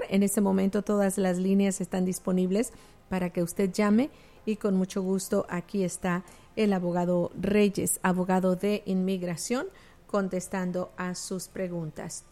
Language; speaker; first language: Spanish; native; Spanish